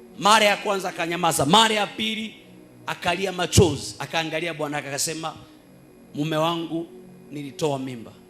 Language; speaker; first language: Swahili; native; Swahili